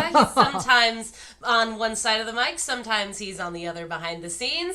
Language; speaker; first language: English; native; English